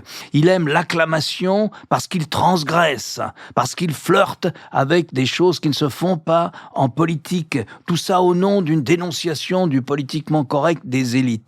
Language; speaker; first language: French; native; French